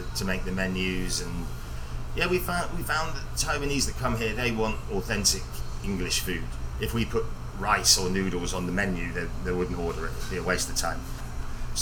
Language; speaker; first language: English; native; English